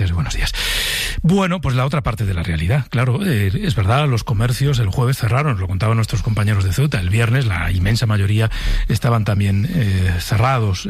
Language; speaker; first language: Spanish; native; Spanish